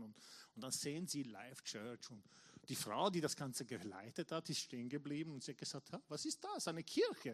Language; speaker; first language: German; non-native, fluent; English